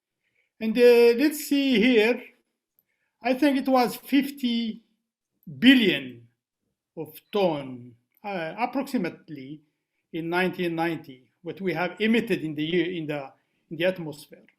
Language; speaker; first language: English; non-native, fluent; Arabic